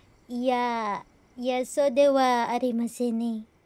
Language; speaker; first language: Japanese; non-native, learner; Filipino